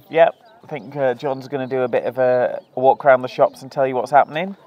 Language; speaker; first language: English; native; English